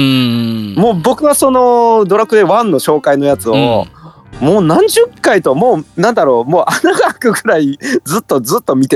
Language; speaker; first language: Japanese; native; Japanese